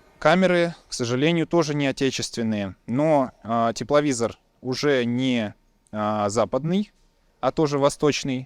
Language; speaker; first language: Russian; native; Russian